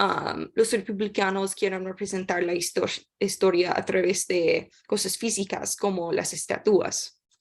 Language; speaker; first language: Spanish; non-native, learner; English